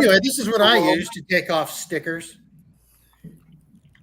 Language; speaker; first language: English; native; English